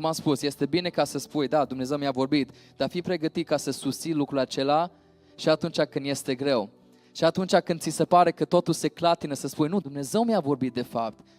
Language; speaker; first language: Romanian; early bilingual, heritage; Romanian